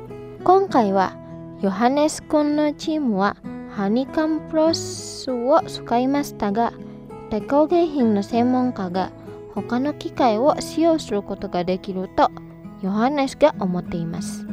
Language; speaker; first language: Japanese; non-native, fluent; Indonesian